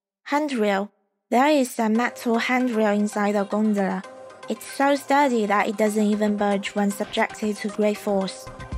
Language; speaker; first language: English; non-native, fluent; Japanese